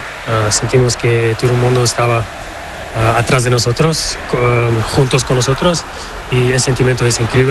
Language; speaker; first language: Spanish; non-native, learner; Portuguese